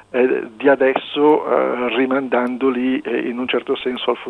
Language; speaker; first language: Italian; native; Italian